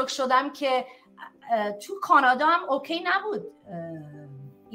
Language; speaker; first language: Persian; early bilingual, heritage; Persian